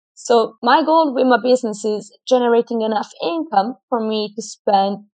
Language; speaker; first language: English; non-native, fluent; Italian